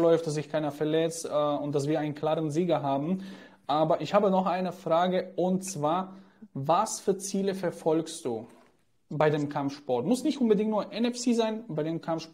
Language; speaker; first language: German; native; German